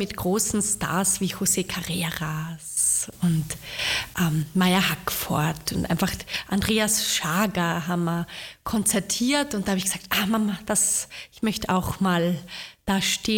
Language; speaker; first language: German; native; German